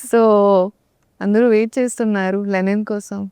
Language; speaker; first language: Telugu; non-native, local second language; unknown